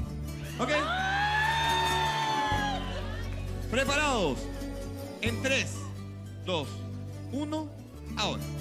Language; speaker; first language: Spanish; native; Spanish